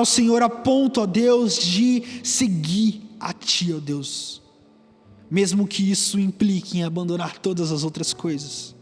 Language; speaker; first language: Portuguese; native; Portuguese